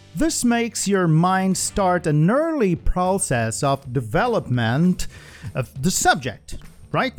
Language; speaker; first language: English; non-native, fluent; Portuguese